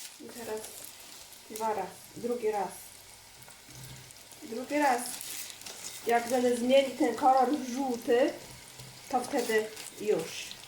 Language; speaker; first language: Polish; non-native, learner; Chinese